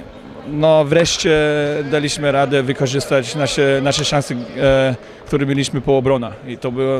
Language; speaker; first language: Polish; non-native, fluent; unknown